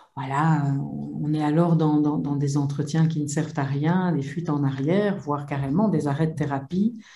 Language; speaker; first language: French; native; French